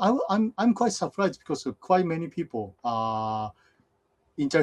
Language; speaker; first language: English; non-native, fluent; Japanese